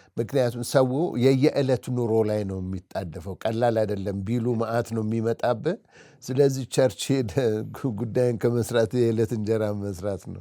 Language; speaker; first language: Amharic; native; Amharic